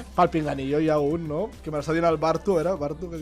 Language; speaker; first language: Catalan; native; Catalan